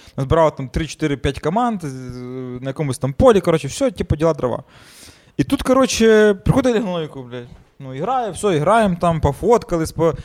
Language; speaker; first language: Ukrainian; native; Ukrainian